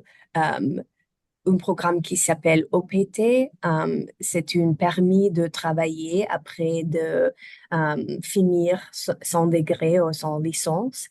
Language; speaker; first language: French; non-native, learner; German